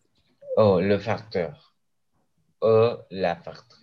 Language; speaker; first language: French; non-native, learner; Spanish